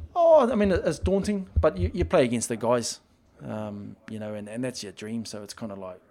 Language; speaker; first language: English; native; English